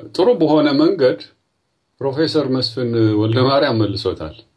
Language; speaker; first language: Amharic; non-native, local second language; Tigrinya